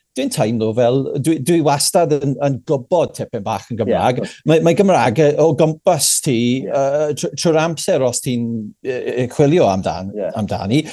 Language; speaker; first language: Welsh; non-native, local second language; English